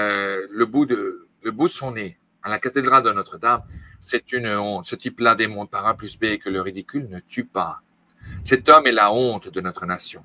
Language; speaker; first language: French; native; French